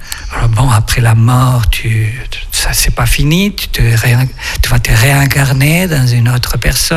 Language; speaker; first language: French; non-native, fluent; Spanish